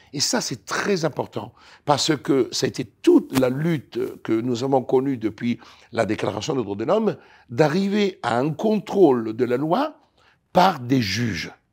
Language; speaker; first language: French; non-native, fluent; Italian